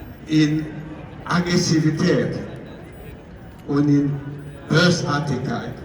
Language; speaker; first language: German; non-native, fluent; Cantonese